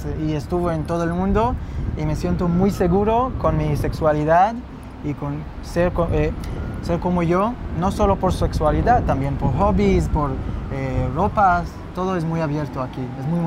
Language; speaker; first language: Spanish; non-native, fluent; Hebrew